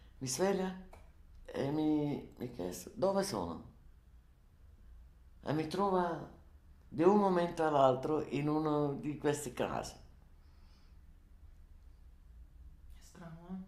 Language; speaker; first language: Italian; non-native, learner; German